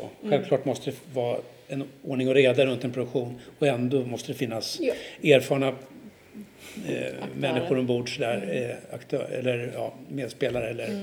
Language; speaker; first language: Swedish; native; Swedish